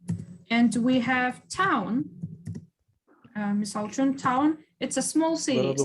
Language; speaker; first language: English; non-native, fluent; Kyrgyz